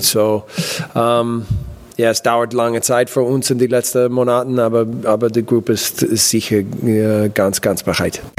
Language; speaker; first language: German; non-native, learner; English